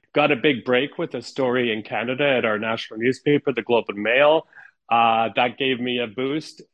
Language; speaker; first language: English; non-native, fluent; Ukrainian